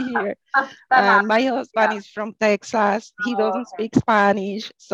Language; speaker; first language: English; non-native, fluent; Spanish